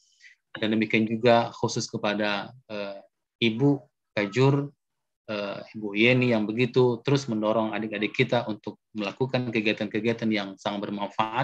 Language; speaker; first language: Indonesian; native; Indonesian